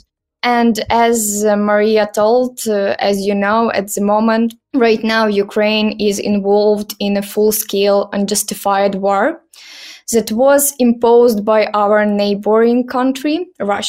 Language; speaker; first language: English; non-native, learner; Ukrainian